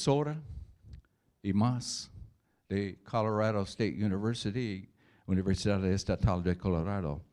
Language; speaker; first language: Spanish; non-native, learner; English